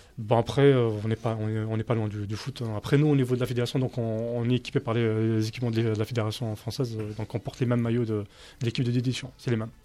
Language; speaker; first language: French; native; French